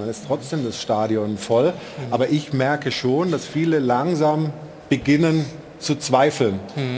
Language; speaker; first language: German; native; German